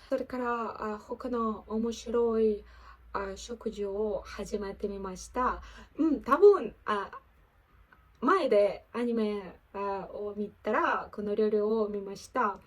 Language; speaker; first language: Japanese; non-native, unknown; Ukrainian